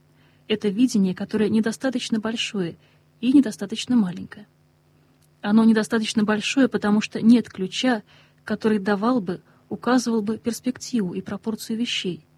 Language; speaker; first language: Russian; native; Russian